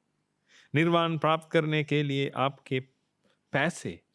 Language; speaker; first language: Hindi; non-native, fluent; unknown